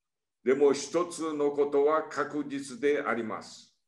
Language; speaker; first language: Japanese; early bilingual, heritage; Portuguese